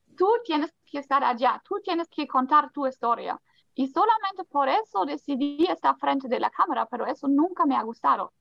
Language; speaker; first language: Spanish; non-native, fluent; German